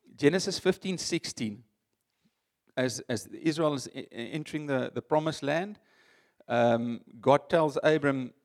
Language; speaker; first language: English; non-native, local second language; Afrikaans